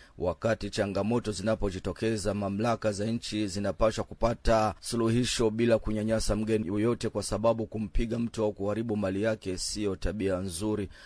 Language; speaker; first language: Swahili; non-native, local second language; Rundi